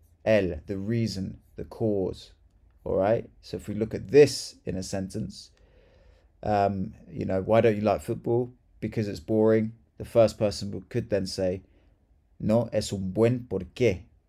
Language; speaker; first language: English; native; English